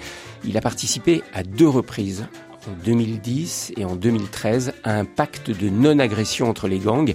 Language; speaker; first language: French; native; French